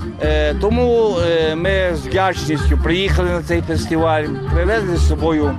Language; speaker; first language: Ukrainian; native; Ukrainian